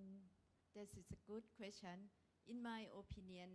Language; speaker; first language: English; non-native, learner; Thai